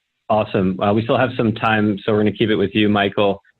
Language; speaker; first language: English; native; English